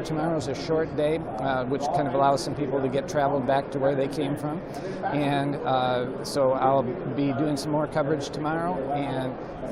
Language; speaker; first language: English; native; English